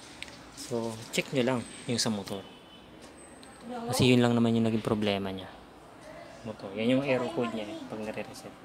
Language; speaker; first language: Filipino; native; Filipino